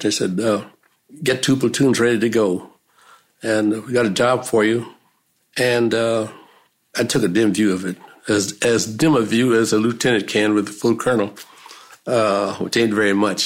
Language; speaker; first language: English; native; English